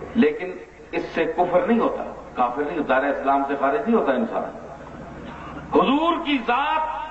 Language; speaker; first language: Urdu; non-native, local second language; Punjabi